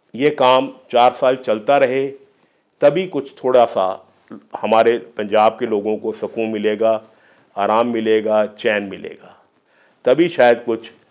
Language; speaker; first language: Hindi; non-native, local second language; Punjabi